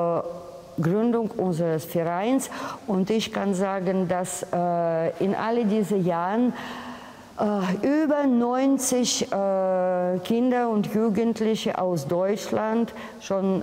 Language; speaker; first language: German; non-native, fluent; Russian